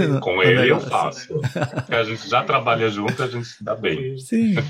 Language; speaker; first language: Portuguese; non-native, learner; French